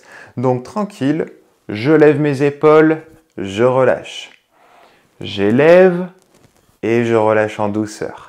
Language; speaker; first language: French; native; French